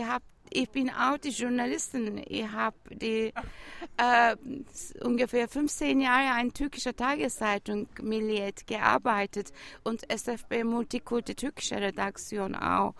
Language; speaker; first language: German; non-native, learner; Turkish